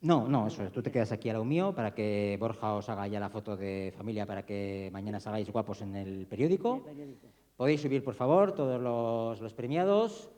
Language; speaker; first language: Spanish; non-native, local second language; Basque